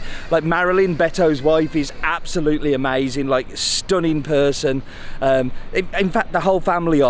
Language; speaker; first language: English; native; English